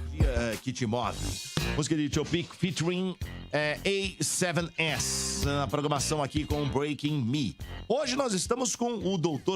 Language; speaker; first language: Portuguese; native; Portuguese